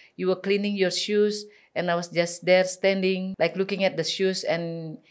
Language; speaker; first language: English; non-native, fluent; Balinese